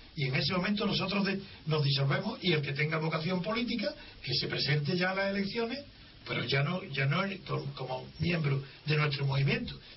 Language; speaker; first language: Spanish; native; Spanish